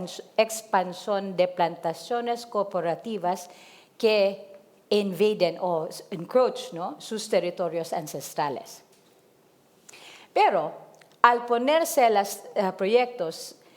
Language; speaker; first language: Spanish; non-native, learner; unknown